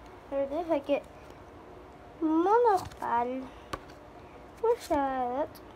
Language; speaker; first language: French; native; French